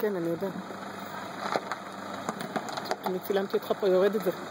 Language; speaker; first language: Hebrew; native; Hebrew